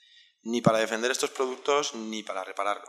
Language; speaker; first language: Spanish; native; Spanish